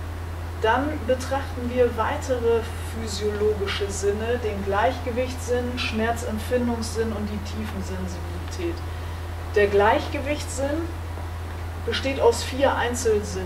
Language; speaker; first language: German; native; German